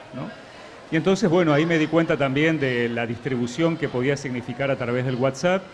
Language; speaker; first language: Spanish; native; Spanish